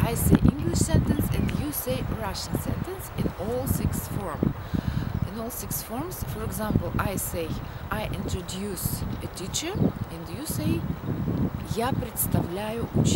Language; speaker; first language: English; non-native, fluent; Russian